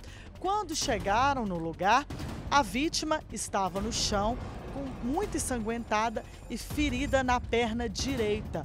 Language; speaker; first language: Portuguese; native; Portuguese